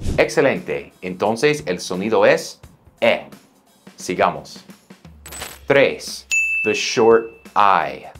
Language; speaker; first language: Spanish; non-native, fluent; English